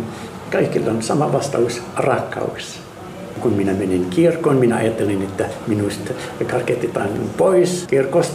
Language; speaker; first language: Finnish; non-native, fluent; Arabic